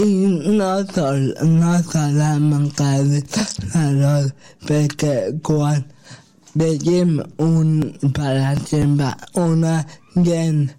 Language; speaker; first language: Catalan; non-native, local second language; Spanish